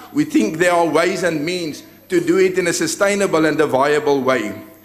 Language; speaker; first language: English; non-native, local second language; Afrikaans